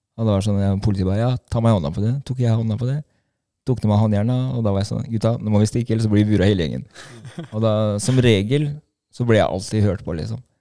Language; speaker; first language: Norwegian; early bilingual, other home language; Albanian